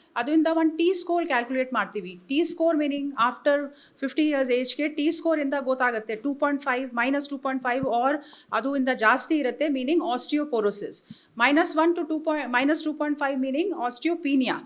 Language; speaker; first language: Kannada; non-native, learner; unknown